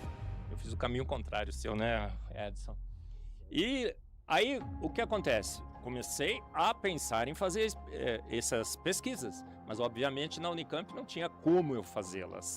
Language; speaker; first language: Portuguese; native; Portuguese